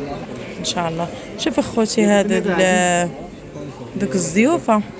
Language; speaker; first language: Arabic; native; Arabic